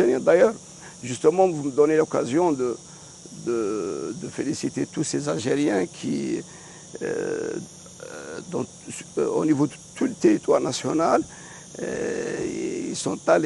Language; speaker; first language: French; non-native, local second language; Arabic